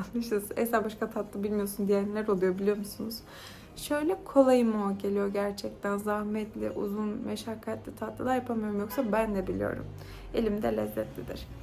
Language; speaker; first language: Turkish; native; Turkish